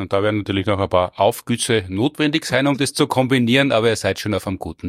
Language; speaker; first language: German; native; German